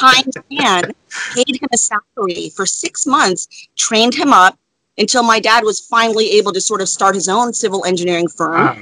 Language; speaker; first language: English; native; English